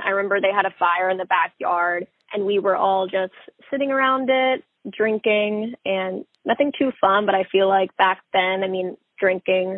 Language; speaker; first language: English; native; English